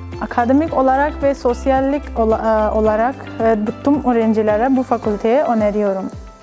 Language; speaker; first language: Turkish; non-native, learner; Urdu